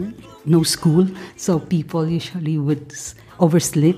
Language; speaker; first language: English; non-native, local second language; Maranao